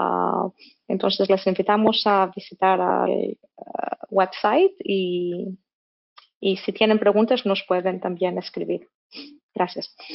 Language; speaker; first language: Spanish; non-native, fluent; English